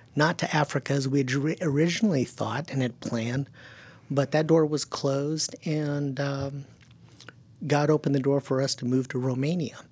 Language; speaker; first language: English; early bilingual, other home language; German